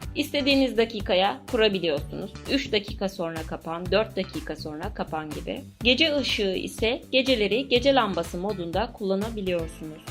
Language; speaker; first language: Turkish; native; Turkish